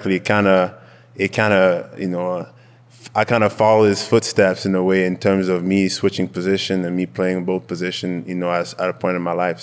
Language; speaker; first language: English; non-native, fluent; French